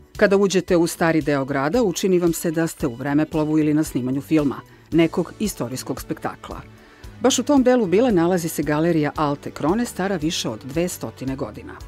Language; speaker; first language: Serbian; native; Serbian